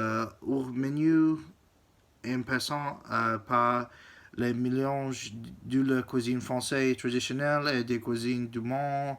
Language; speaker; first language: French; non-native, learner; English